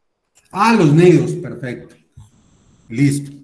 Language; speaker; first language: Spanish; native; Spanish